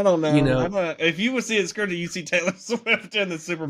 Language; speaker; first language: English; native; English